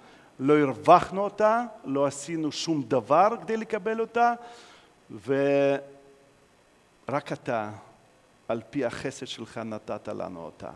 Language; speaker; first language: Hebrew; non-native, fluent; Russian